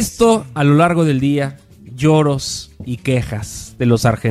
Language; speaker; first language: Spanish; native; Spanish